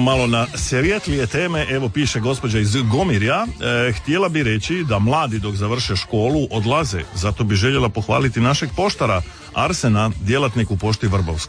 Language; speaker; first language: Serbian; native; Serbian